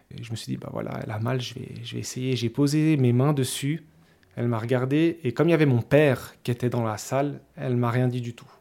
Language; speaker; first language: French; early bilingual, other home language; Spanish